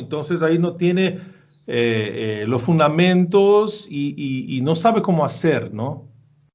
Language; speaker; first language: Spanish; non-native, fluent; Portuguese